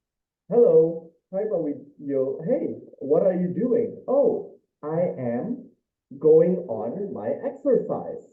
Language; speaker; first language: English; non-native, fluent; Indonesian